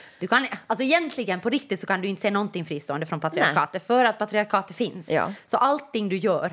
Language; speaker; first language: Swedish; native; Swedish